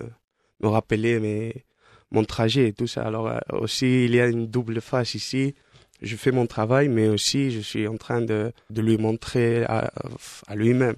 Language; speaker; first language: French; non-native, fluent; Spanish